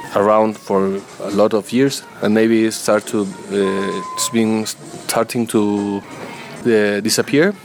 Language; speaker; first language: English; non-native, learner; Spanish